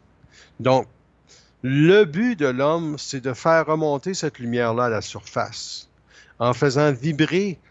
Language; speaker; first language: French; native; French